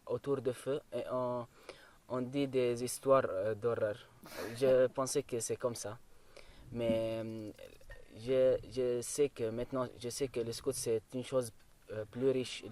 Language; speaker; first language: French; non-native, learner; Arabic